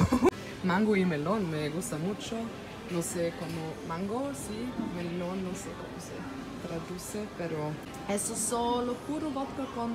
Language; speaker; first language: Spanish; non-native, learner; German